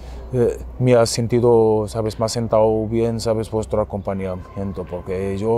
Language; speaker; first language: Spanish; non-native, fluent; Arabic